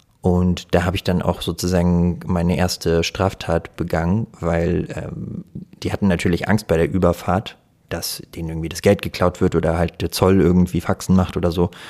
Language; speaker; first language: German; early bilingual, other home language; Russian